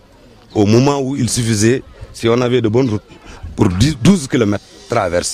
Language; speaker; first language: French; non-native, local second language; Wolof